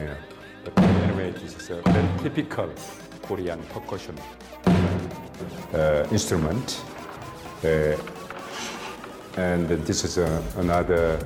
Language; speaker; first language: English; non-native, learner; Korean